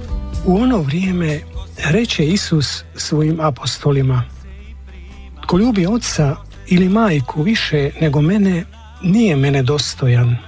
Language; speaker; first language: Croatian; native; Croatian